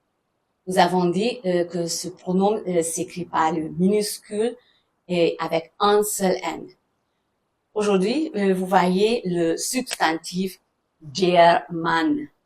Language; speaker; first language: French; non-native, fluent; German